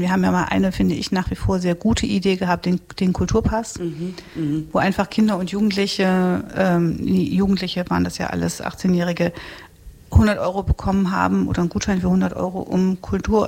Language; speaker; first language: German; native; German